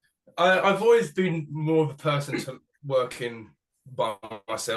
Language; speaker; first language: English; native; English